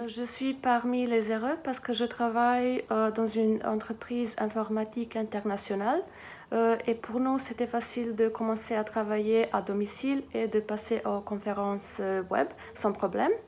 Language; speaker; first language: French; non-native, fluent; Serbian